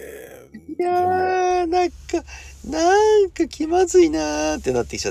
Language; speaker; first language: Japanese; native; Japanese